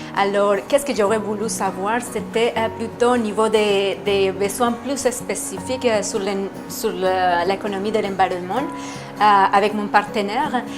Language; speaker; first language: French; non-native, fluent; Spanish